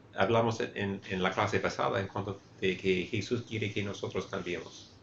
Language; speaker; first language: Spanish; non-native, fluent; English